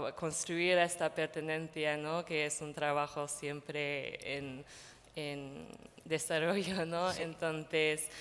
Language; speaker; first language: Spanish; non-native, fluent; English